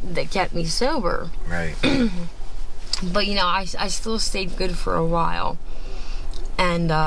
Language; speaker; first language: English; native; English